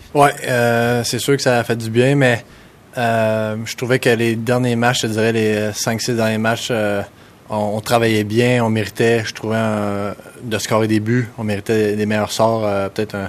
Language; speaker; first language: French; native; French